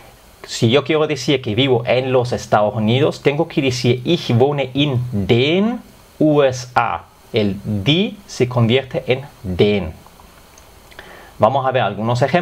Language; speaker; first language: Spanish; non-native, fluent; German